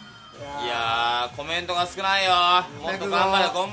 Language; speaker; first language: Japanese; native; Japanese